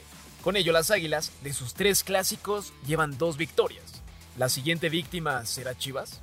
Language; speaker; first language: Spanish; native; Spanish